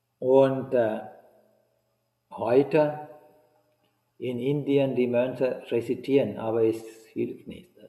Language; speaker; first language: German; non-native, fluent; Sinhala